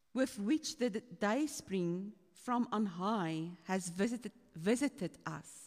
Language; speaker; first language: English; non-native, local second language; Afrikaans